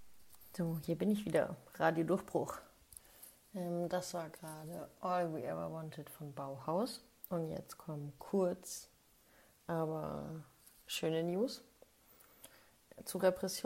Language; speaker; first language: German; native; German